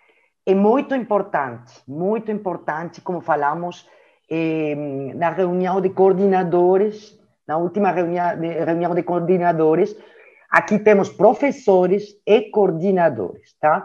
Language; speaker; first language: Portuguese; non-native, learner; French